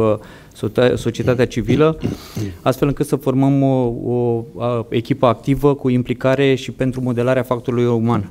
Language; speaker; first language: Romanian; native; Romanian